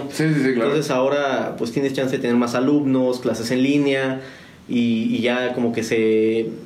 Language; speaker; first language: Spanish; native; Spanish